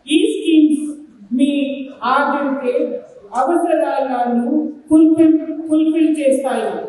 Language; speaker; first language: Telugu; non-native, learner; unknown